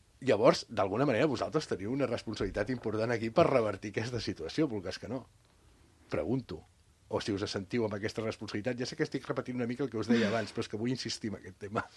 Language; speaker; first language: Catalan; native; Catalan